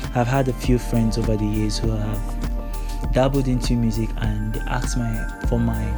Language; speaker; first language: English; non-native, local second language; Yoruba